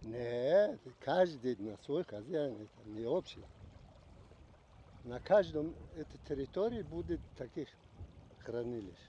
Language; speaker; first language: Russian; non-native, local second language; Tajik